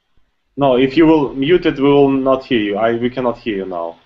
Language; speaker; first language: English; non-native, learner; Russian